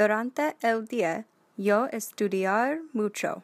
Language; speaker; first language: Spanish; non-native, learner; English